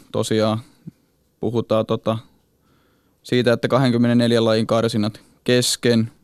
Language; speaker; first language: Finnish; native; Finnish